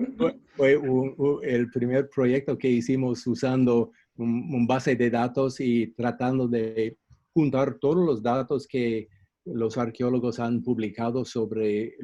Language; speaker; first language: Spanish; non-native, fluent; English